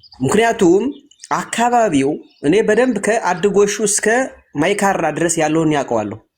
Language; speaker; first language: Amharic; native; Amharic